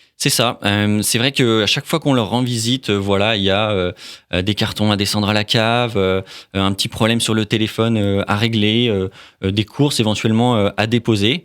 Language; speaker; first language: French; native; French